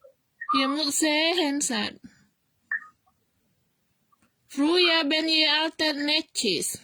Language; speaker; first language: Dutch; non-native, learner; Indonesian